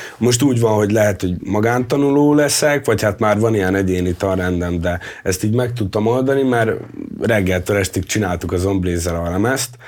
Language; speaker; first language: Hungarian; native; Hungarian